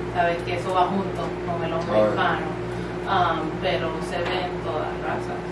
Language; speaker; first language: Spanish; early bilingual, heritage; Spanish